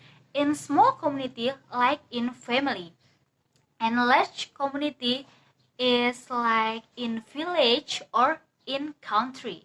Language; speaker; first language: English; non-native, learner; Indonesian